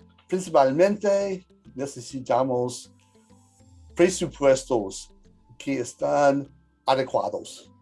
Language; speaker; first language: Spanish; early bilingual, heritage; English